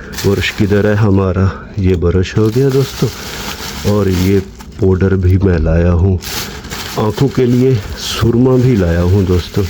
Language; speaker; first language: Urdu; non-native, local second language; Saraiki